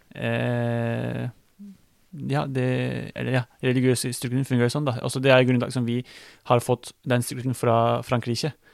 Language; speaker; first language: Norwegian; non-native, fluent; Turkish